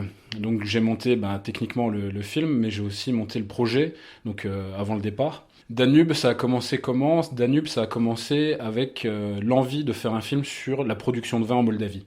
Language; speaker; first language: French; native; French